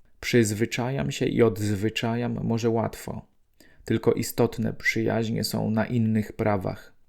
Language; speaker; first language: Polish; native; Polish